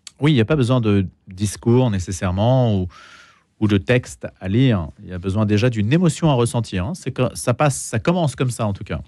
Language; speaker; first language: French; native; French